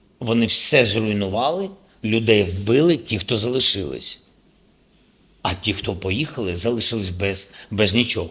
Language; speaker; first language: Ukrainian; non-native, local second language; Russian